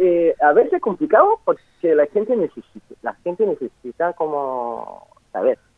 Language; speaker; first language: Spanish; non-native, fluent; French